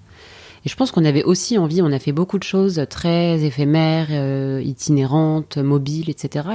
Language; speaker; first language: French; native; French